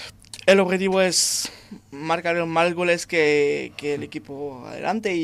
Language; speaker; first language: Spanish; non-native, fluent; French